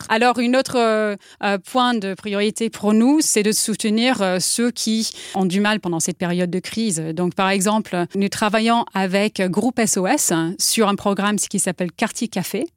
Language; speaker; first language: French; non-native, fluent; English